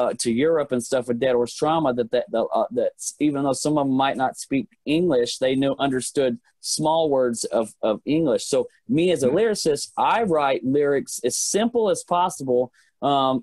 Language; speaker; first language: English; native; English